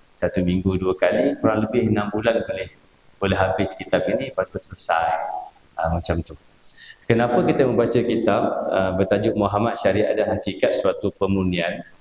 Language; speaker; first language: Malay; native; Malay